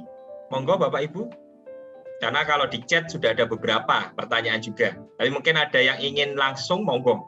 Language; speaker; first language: Indonesian; non-native, local second language; Javanese